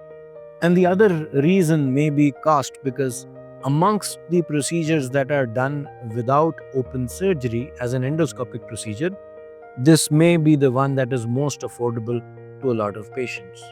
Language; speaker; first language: English; non-native, local second language; Hindi